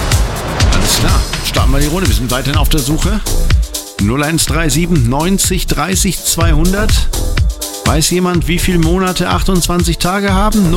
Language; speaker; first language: German; native; German